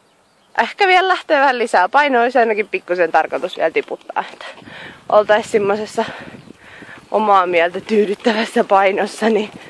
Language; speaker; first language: Finnish; native; Finnish